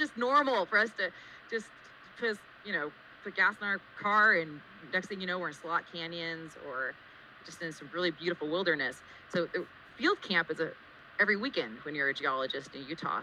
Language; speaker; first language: English; native; English